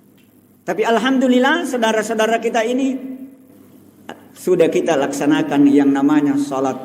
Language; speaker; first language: Indonesian; non-native, local second language; Buginese